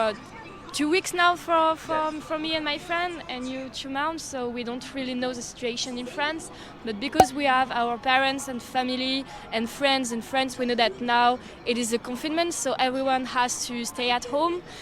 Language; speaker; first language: English; non-native, fluent; French